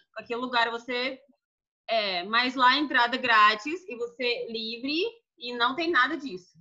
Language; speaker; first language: Portuguese; non-native, fluent; Russian